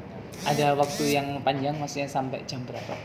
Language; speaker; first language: Indonesian; native; Indonesian